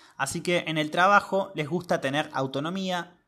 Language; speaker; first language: Spanish; native; Spanish